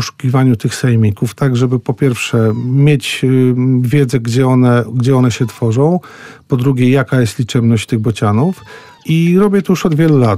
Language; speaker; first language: Polish; native; Polish